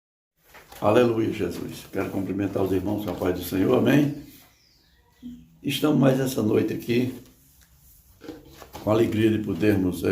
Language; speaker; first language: Portuguese; native; Portuguese